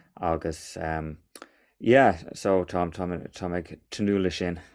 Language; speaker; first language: Irish; non-native, local second language; English